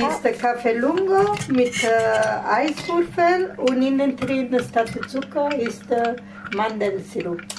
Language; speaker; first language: German; non-native, fluent; Italian